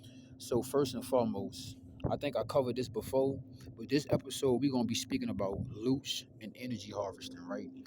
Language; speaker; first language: English; native; English